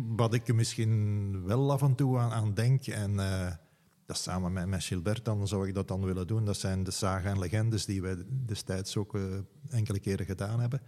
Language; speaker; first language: Dutch; native; Dutch